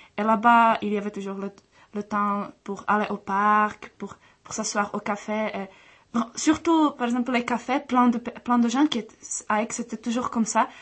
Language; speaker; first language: French; non-native, fluent; Czech